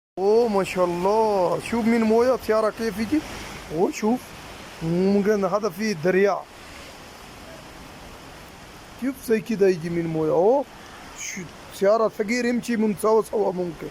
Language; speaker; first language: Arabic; non-native, learner; Hindi